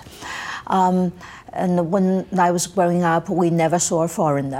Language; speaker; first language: English; non-native, fluent; Chinese